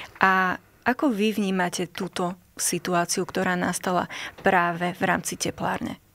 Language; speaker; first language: Slovak; native; Slovak